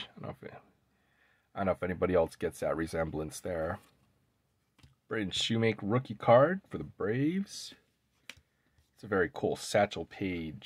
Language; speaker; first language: English; native; English